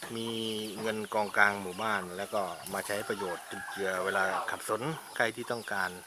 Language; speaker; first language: Thai; native; Thai